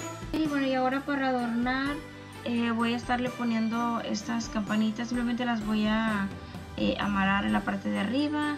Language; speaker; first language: Spanish; native; Spanish